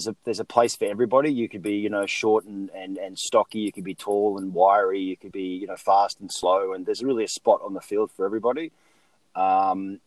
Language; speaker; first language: English; native; English